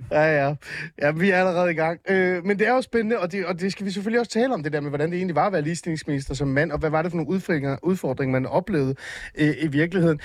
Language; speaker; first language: Danish; early bilingual, other home language; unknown